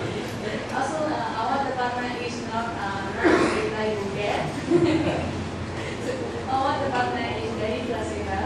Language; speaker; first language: English; non-native, learner; Burmese